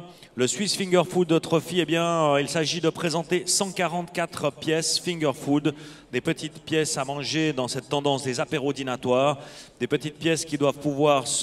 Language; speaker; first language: French; native; French